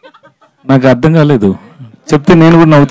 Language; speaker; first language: Telugu; non-native, learner; Tamil